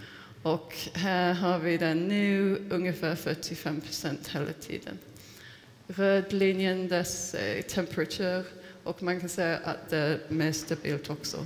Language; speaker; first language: Swedish; non-native, fluent; English